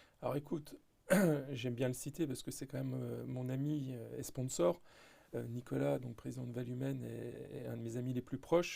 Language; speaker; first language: French; native; French